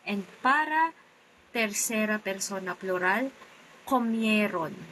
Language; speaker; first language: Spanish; non-native, fluent; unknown